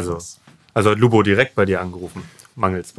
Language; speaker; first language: German; native; German